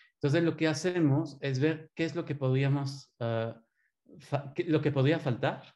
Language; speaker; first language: Spanish; non-native, fluent; French